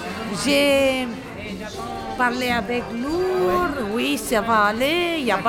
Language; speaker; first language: French; non-native, learner; Romanian